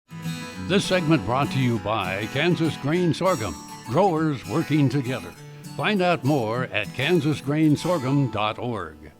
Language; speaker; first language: English; native; English